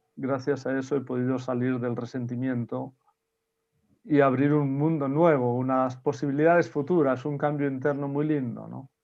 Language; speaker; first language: Spanish; native; Spanish